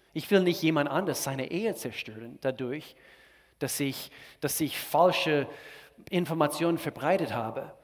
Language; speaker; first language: German; non-native, fluent; English